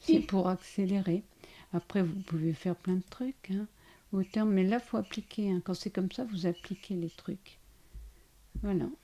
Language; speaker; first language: French; native; French